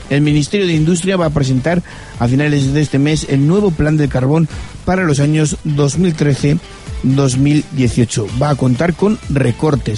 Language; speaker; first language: Spanish; native; Spanish